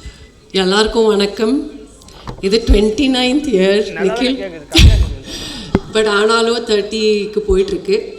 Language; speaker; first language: Tamil; non-native, fluent; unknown